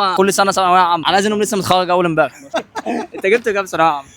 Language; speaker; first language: Arabic; native; Arabic